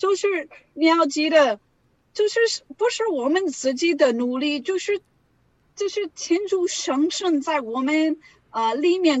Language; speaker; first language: Chinese; non-native, learner; English